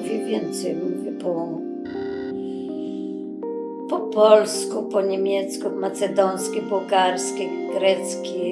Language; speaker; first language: Polish; early bilingual, other home language; Macedonian